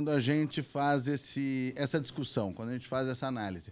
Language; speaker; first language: Portuguese; native; Portuguese